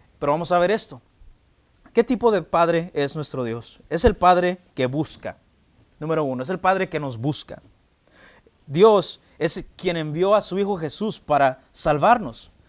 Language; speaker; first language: Spanish; early bilingual, heritage; Spanish